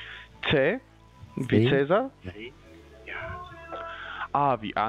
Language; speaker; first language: German; non-native, learner; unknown